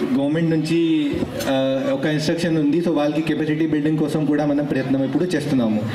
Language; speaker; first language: Telugu; non-native, learner; Hindi